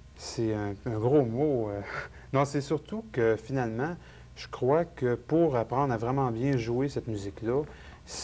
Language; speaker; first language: French; native; French